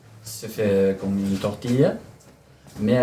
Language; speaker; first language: French; non-native, learner; Spanish